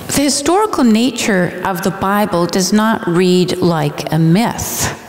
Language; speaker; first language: English; native; English